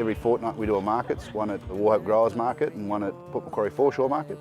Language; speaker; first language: English; native; English